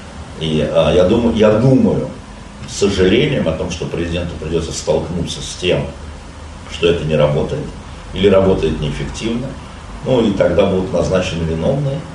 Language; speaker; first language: Russian; native; Russian